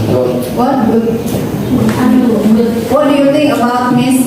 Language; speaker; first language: English; non-native, learner; Indonesian